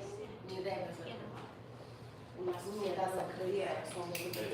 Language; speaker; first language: Russian; native; Russian